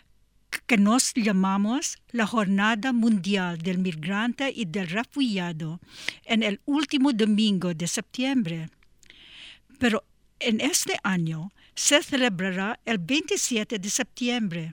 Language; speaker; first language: Spanish; non-native, learner; English